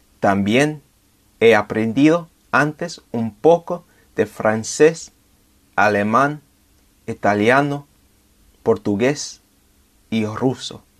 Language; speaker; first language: Spanish; non-native, fluent; English